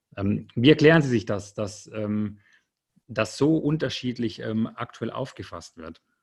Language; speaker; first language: German; native; German